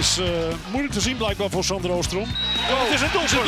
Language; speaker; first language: Dutch; native; Dutch